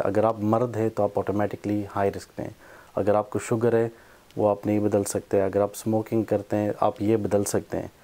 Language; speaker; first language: Urdu; non-native, local second language; Pashto